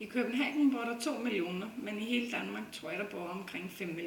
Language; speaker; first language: Danish; non-native, fluent; Icelandic